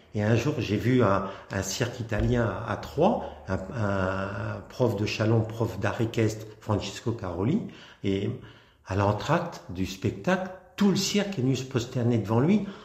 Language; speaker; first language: French; native; French